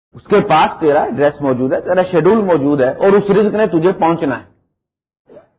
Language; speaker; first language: Urdu; non-native, local second language; Punjabi